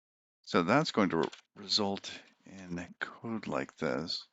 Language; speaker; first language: English; native; English